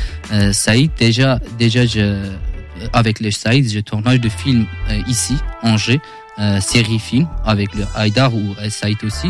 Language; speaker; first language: French; non-native, learner; Kurdish